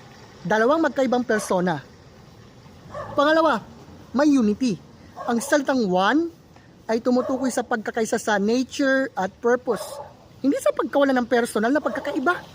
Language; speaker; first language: Filipino; native; Filipino